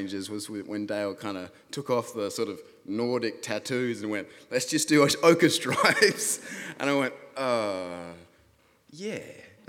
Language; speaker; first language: English; native; English